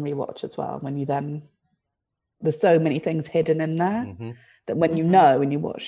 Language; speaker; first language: English; native; English